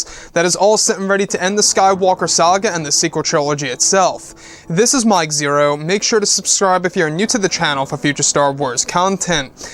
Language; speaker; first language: English; native; English